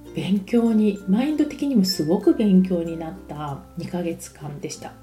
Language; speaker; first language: Japanese; native; Japanese